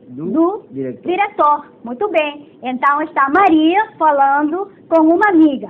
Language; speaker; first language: Portuguese; non-native, fluent; Spanish